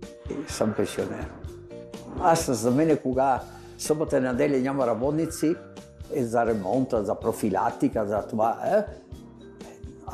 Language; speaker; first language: Bulgarian; non-native, learner; Italian